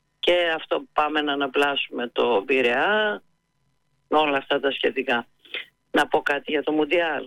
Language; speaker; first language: Greek; native; Greek